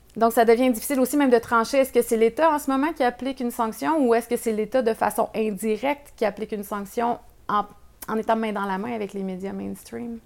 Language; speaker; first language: French; native; French